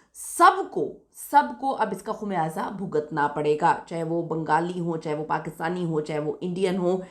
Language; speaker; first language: Urdu; native; Urdu